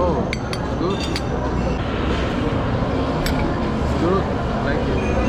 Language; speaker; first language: English; non-native, learner; Korean